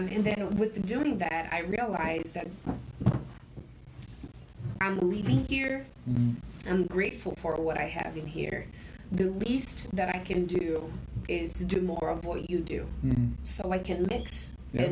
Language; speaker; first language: English; non-native, fluent; Portuguese